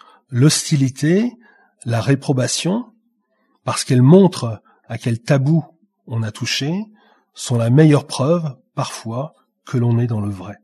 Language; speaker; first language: French; native; French